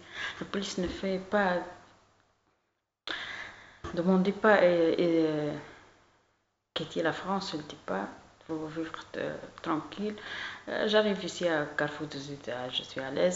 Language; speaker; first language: French; non-native, learner; Arabic